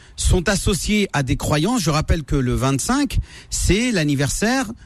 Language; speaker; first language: French; native; French